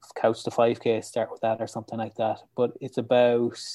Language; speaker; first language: English; native; English